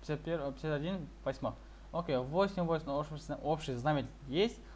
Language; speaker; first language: Russian; non-native, local second language; Kazakh